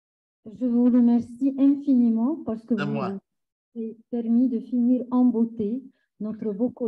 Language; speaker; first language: French; non-native, fluent; Arabic